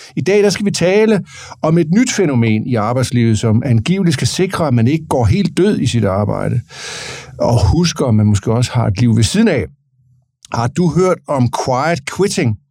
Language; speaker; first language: Danish; native; Danish